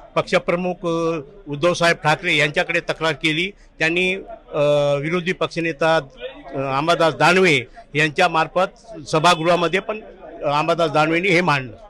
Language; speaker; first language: Marathi; non-native, local second language; Lambadi